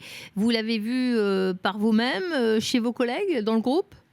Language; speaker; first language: French; native; French